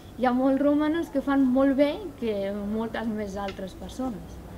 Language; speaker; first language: Catalan; non-native, learner; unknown